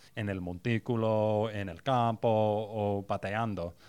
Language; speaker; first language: Spanish; non-native, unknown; English